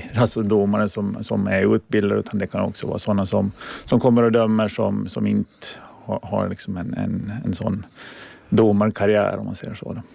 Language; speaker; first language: Swedish; native; Swedish